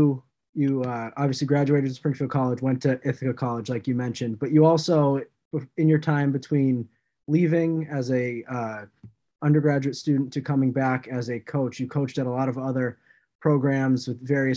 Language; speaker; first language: English; native; English